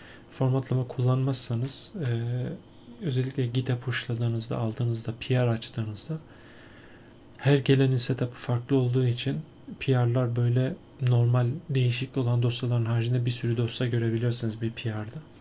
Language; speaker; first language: Turkish; native; Turkish